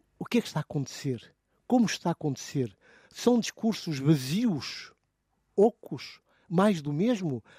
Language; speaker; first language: Portuguese; non-native, local second language; Upper Guinea Crioulo